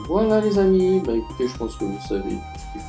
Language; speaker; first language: French; native; French